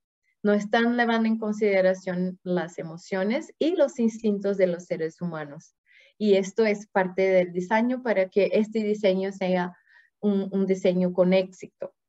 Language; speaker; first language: Spanish; non-native, fluent; Portuguese